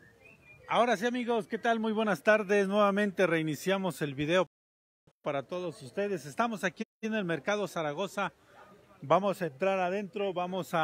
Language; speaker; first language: Spanish; native; Spanish